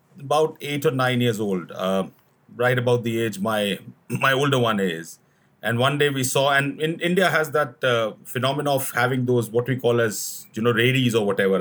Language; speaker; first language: English; non-native, local second language; Hindi